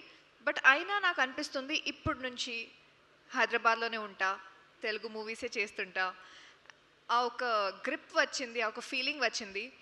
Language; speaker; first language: Telugu; non-native, local second language; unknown